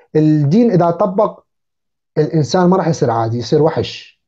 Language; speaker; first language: Arabic; native; Arabic